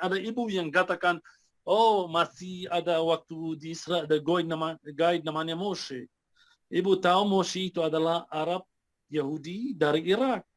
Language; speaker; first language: Indonesian; non-native, fluent; Arabic